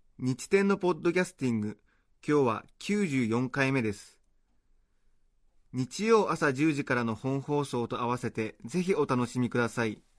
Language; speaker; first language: Japanese; native; Japanese